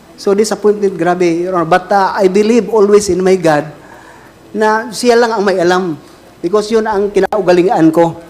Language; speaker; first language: Filipino; non-native, local second language; Cebuano